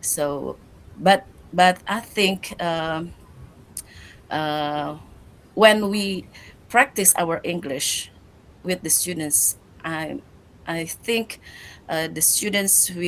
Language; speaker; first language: English; non-native, learner; Indonesian